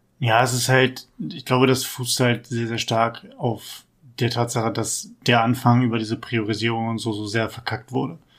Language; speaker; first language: German; native; German